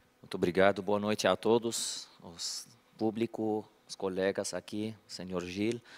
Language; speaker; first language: Portuguese; non-native, fluent; Arabic